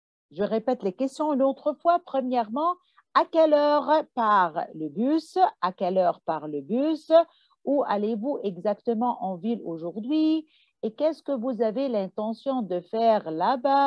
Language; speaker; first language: French; non-native, fluent; Arabic